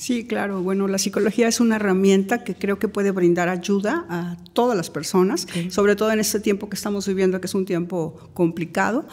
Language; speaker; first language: Spanish; native; Spanish